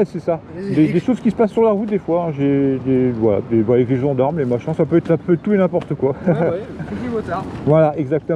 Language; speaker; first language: French; native; French